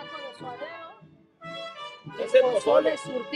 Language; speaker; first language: Spanish; native; Spanish